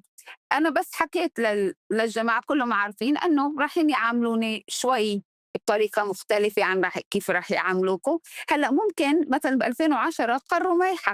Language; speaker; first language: Arabic; early bilingual, heritage; Arabic